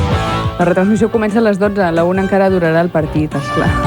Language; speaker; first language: Catalan; native; Catalan